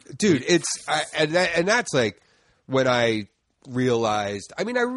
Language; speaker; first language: English; native; English